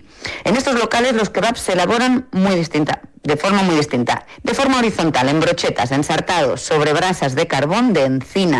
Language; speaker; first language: Spanish; native; Spanish